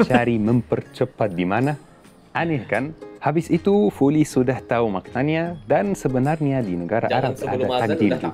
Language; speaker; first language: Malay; non-native, fluent; Arabic